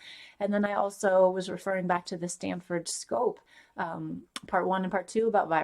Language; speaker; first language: English; native; English